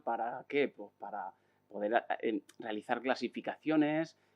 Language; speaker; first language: Spanish; native; Spanish